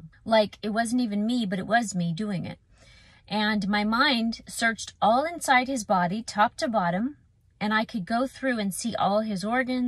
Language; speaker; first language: English; native; English